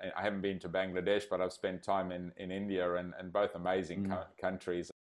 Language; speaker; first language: English; native; English